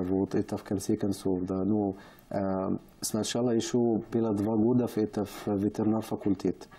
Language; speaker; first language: Russian; non-native, learner; Arabic